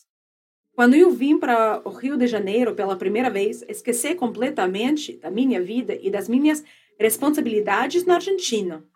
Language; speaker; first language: Portuguese; non-native, fluent; English